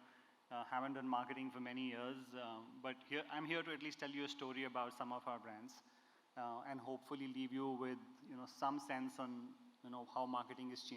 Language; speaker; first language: English; non-native, local second language; Hindi